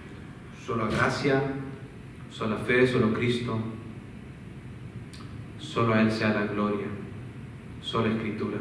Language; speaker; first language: Spanish; native; Spanish